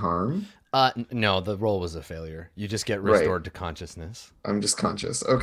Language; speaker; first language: English; native; English